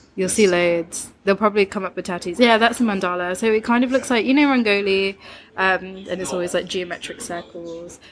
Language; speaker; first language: English; early bilingual, other home language; Hindi